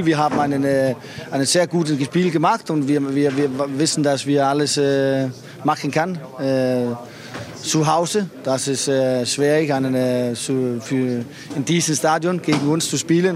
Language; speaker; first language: German; non-native, fluent; Danish